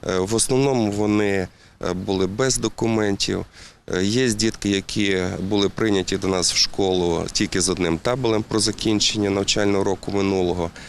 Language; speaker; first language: Ukrainian; native; Ukrainian